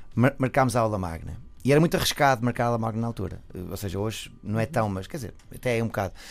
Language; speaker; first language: Portuguese; native; Portuguese